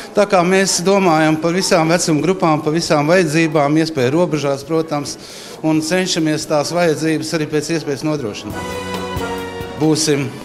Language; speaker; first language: Latvian; native; Latvian